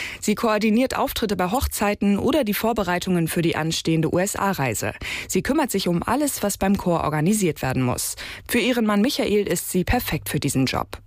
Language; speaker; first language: German; native; German